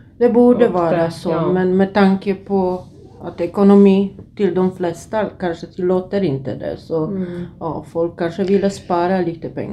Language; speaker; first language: Swedish; non-native, fluent; Polish